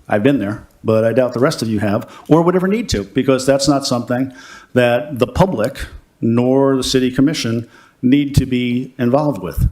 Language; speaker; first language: English; native; English